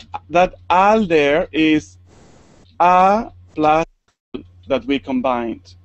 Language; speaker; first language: English; non-native, fluent; Spanish